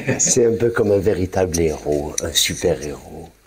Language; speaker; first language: French; native; French